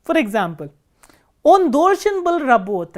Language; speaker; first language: Russian; non-native, fluent; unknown